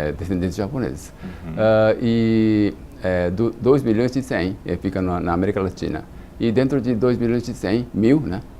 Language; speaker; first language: Portuguese; non-native, fluent; Japanese